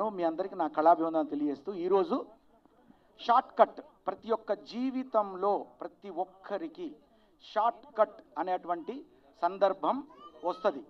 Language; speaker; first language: Telugu; native; Telugu